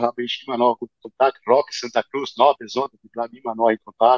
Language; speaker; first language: German; non-native, learner; Portuguese